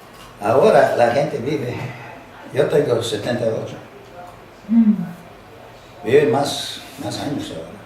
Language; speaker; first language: Spanish; non-native, fluent; English